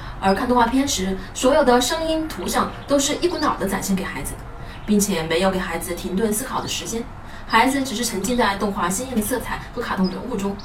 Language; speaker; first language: Chinese; native; Chinese